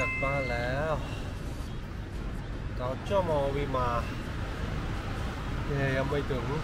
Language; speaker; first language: Thai; non-native, learner; Japanese